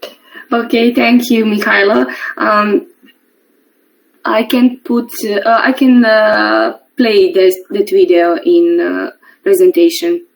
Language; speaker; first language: English; non-native, learner; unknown